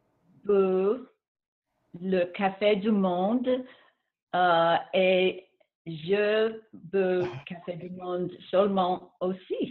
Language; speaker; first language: French; non-native, learner; English